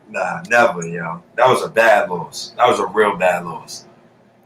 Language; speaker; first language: English; native; English